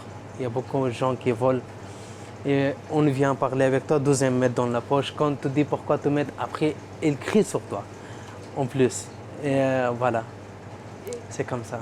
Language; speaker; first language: French; non-native, learner; Persian